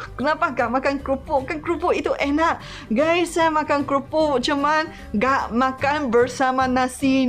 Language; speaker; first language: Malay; non-native, local second language; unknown